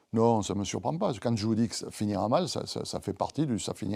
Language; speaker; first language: French; native; French